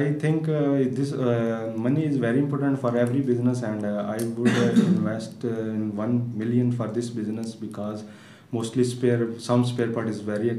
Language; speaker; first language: English; non-native, learner; Punjabi